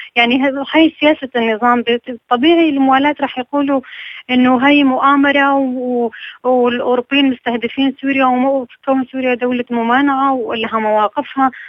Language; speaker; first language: Arabic; non-native, local second language; Kurdish